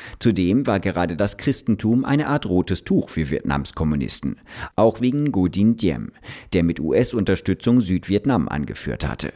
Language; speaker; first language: German; native; German